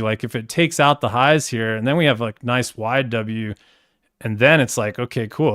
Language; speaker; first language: English; native; English